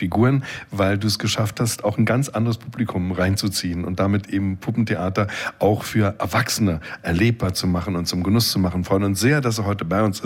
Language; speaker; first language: German; native; German